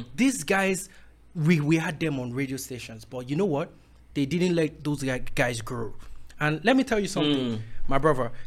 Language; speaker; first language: English; non-native, local second language; Yoruba